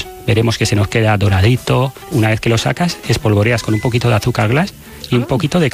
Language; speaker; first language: Spanish; native; Spanish